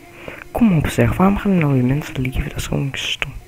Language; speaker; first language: Dutch; native; Dutch